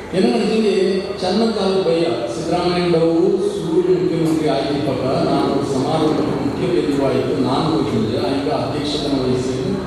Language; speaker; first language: Kannada; non-native, local second language; Kodava